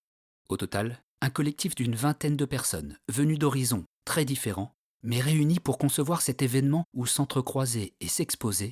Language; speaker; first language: French; native; French